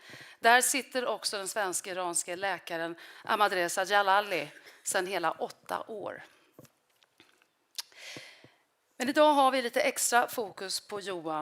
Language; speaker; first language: Swedish; native; Swedish